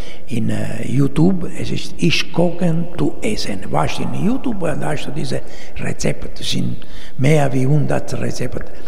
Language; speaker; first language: German; non-native, learner; Italian